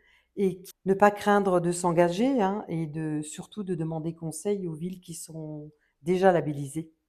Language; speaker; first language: French; native; French